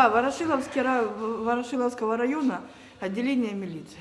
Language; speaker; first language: Russian; native; Russian